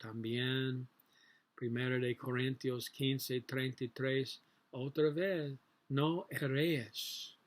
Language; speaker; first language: Spanish; non-native, learner; English